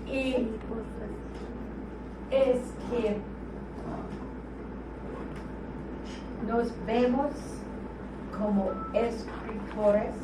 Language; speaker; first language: Spanish; non-native, fluent; English